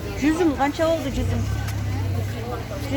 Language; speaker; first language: Uzbek; non-native, local second language; Kyrgyz